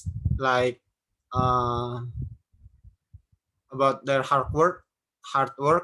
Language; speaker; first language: English; non-native, learner; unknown